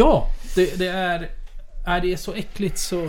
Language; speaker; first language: Swedish; native; Swedish